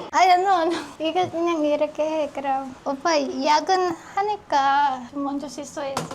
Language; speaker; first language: Korean; non-native, learner; Indonesian